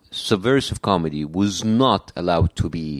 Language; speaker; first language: English; non-native, fluent; Arabic